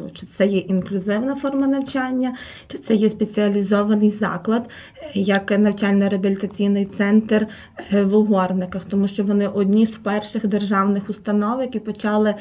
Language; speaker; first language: Ukrainian; native; Ukrainian